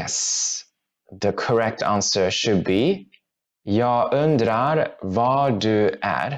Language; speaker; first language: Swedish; non-native, fluent; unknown